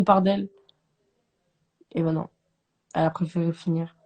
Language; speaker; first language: French; native; French